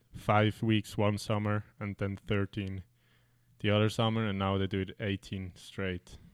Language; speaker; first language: English; non-native, fluent; German